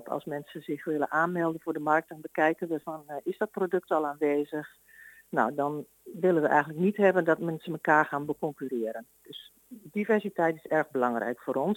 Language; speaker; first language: Dutch; native; Dutch